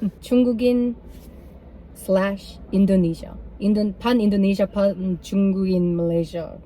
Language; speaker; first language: Korean; non-native, learner; English